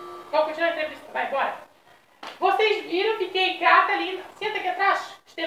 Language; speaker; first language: Portuguese; native; Portuguese